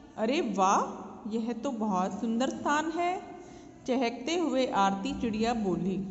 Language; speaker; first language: Hindi; native; Hindi